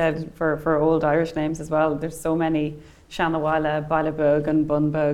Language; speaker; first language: English; native; English